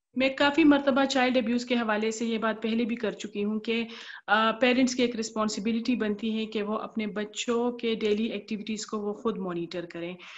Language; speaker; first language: Urdu; non-native, local second language; Pashto